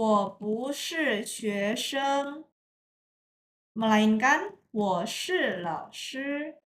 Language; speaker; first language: Chinese; non-native, fluent; Indonesian